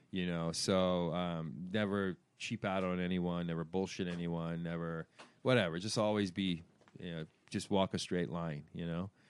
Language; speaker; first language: English; early bilingual, other home language; Persian